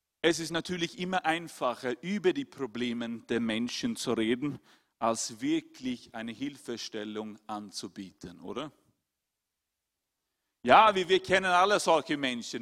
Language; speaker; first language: German; non-native, fluent; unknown